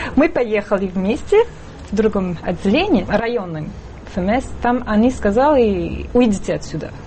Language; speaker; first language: Russian; non-native, fluent; French